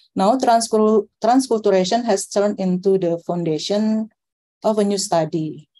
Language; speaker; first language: English; non-native, fluent; Indonesian